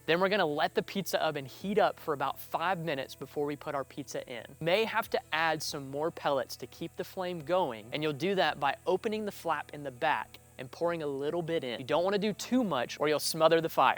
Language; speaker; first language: English; native; English